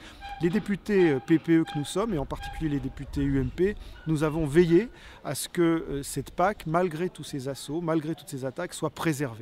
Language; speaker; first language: French; native; French